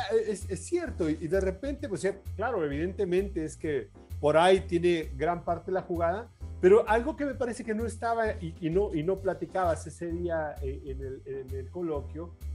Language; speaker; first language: Spanish; native; Spanish